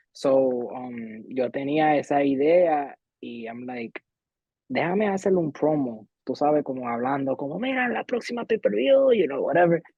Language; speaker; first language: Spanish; early bilingual, heritage; Spanish